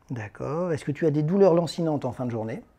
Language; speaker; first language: French; native; French